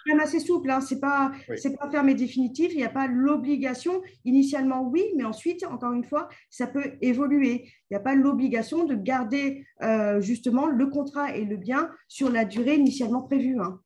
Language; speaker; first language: French; native; French